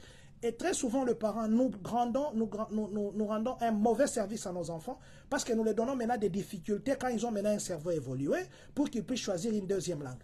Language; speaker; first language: French; non-native, local second language; Lingala